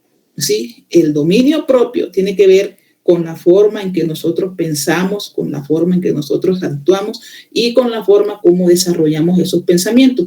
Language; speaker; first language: Spanish; native; Spanish